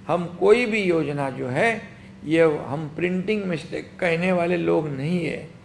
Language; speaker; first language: Hindi; non-native, local second language; Marathi